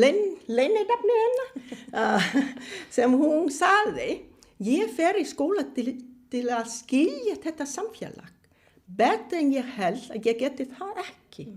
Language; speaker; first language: Icelandic; non-native, fluent; Vietnamese